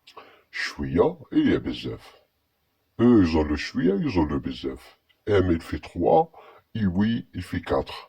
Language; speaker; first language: French; non-native, learner; Arabic